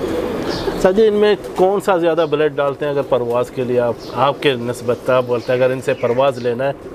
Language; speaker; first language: Urdu; native; Urdu